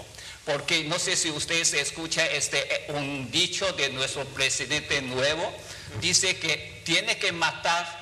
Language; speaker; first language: Spanish; non-native, fluent; Chinese